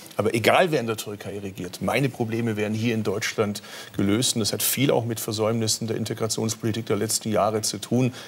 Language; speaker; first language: German; early bilingual, other home language; Turkish